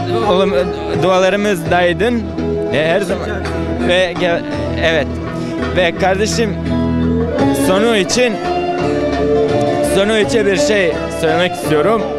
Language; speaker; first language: Turkish; non-native, learner; Bosnian